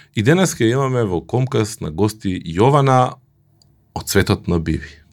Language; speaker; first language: Macedonian; native; Macedonian